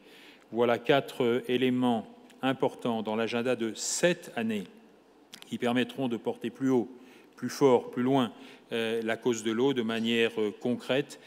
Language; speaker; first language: French; native; French